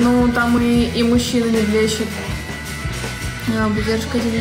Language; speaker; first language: Russian; native; Russian